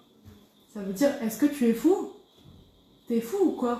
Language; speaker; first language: French; native; French